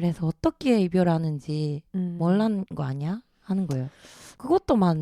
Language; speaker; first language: Korean; early bilingual, heritage; Japanese